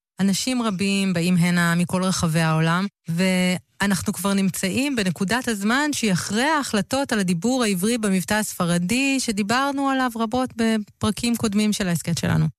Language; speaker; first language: Hebrew; native; Hebrew